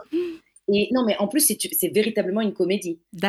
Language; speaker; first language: French; native; French